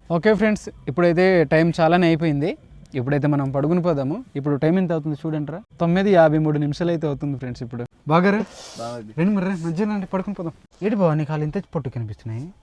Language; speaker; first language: Telugu; non-native, local second language; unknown